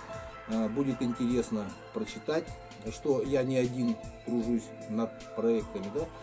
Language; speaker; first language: Russian; native; Russian